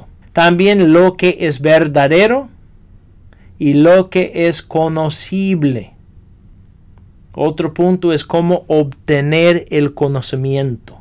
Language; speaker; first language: Spanish; non-native, fluent; English